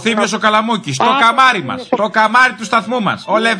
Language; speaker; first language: Greek; native; Greek